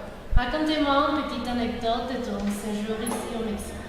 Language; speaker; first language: French; non-native, learner; Spanish